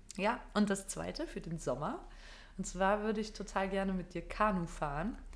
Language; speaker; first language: German; native; German